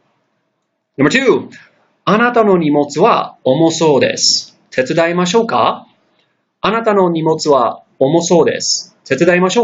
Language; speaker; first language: Japanese; non-native, fluent; English